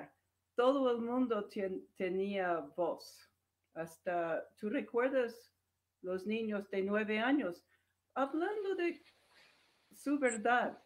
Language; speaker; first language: Spanish; non-native, fluent; English